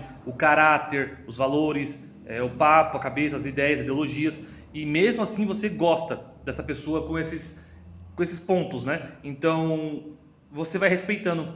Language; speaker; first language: Portuguese; native; Portuguese